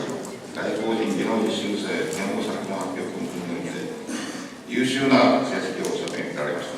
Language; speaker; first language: Japanese; native; Japanese